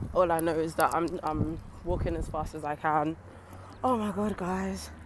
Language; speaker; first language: English; native; English